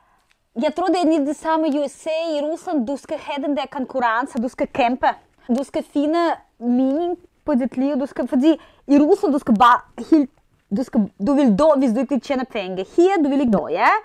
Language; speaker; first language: Danish; non-native, fluent; Russian